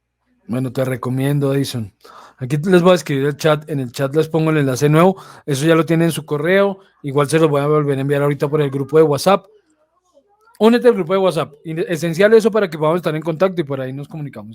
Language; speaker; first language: Spanish; native; Spanish